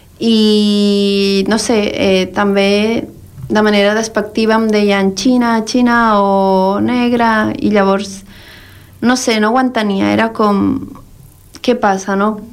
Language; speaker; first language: Catalan; early bilingual, other home language; Spanish